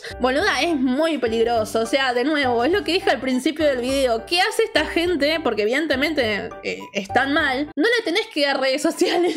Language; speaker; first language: Spanish; native; Spanish